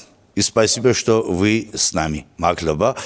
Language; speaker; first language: Russian; non-native, fluent; Armenian